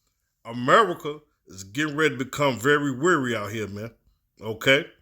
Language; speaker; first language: English; native; English